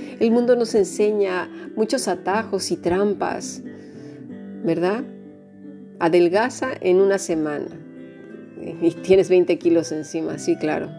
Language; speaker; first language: Spanish; native; Spanish